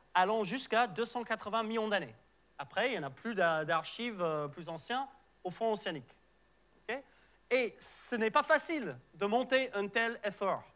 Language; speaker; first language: French; non-native, fluent; English